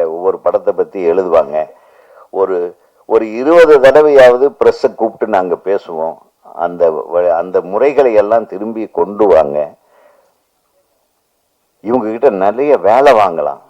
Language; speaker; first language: Tamil; native; Tamil